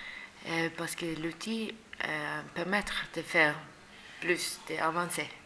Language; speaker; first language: French; non-native, learner; Norwegian